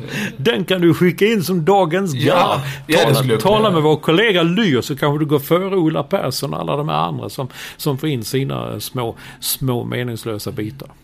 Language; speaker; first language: Swedish; native; Swedish